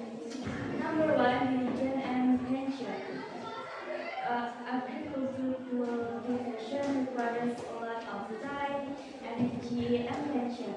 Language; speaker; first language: English; non-native, learner; Indonesian